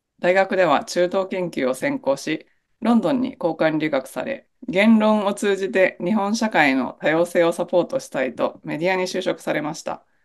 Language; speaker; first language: Japanese; native; Japanese